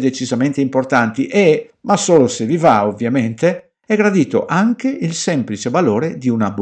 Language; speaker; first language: Italian; native; Italian